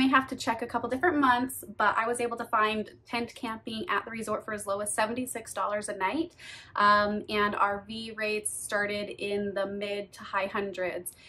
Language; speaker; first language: English; native; English